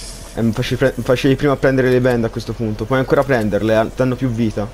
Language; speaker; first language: Italian; native; Italian